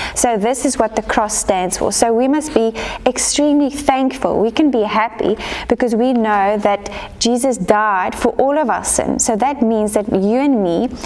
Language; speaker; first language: English; non-native, local second language; Afrikaans